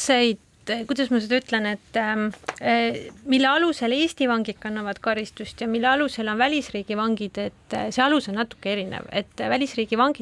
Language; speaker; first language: Estonian; native; Estonian